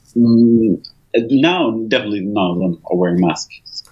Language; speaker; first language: English; non-native, fluent; Swedish